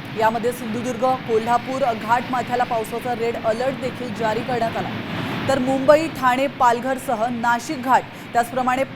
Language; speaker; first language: Marathi; native; Marathi